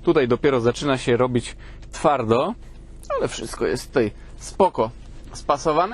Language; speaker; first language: Polish; native; Polish